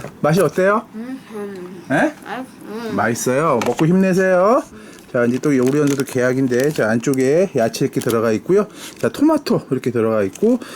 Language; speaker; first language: Korean; native; Korean